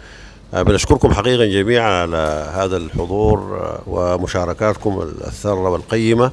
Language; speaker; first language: Arabic; native; Arabic